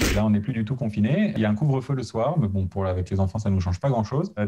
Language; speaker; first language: French; native; French